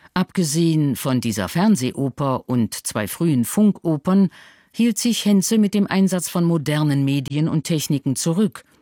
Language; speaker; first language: German; native; German